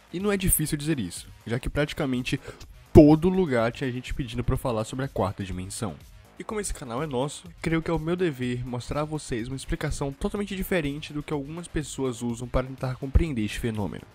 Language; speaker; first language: Portuguese; native; Portuguese